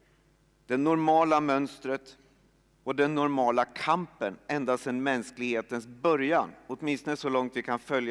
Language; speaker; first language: Swedish; native; Swedish